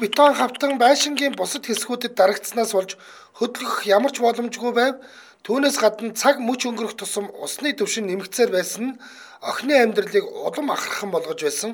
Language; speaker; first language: Mongolian; native; Mongolian